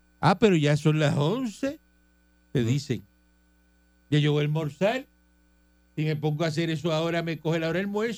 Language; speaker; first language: Spanish; native; Spanish